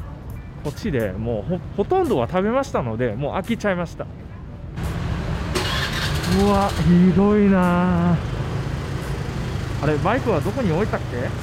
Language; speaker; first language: Japanese; non-native, fluent; Vietnamese